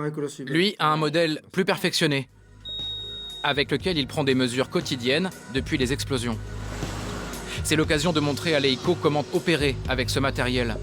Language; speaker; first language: French; native; French